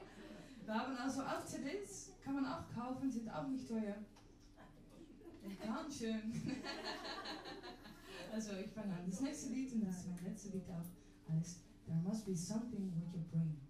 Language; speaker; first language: German; non-native, fluent; Dutch